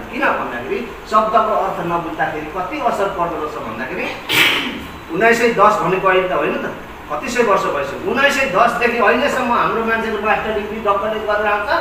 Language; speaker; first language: Nepali; non-native, local second language; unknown